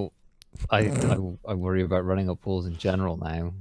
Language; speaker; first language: English; native; English